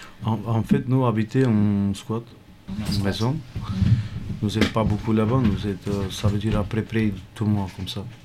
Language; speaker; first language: French; non-native, learner; Romany